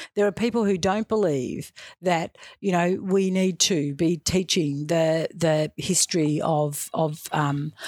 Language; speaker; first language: English; native; English